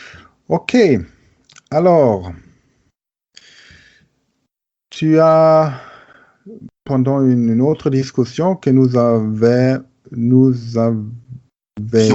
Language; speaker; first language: French; non-native, learner; German